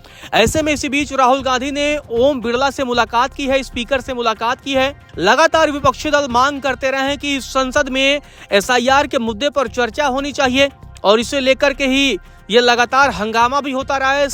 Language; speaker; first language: Hindi; native; Hindi